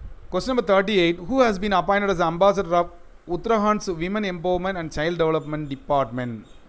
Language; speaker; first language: English; non-native, local second language; Tamil